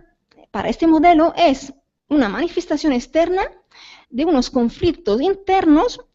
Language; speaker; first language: Spanish; native; Spanish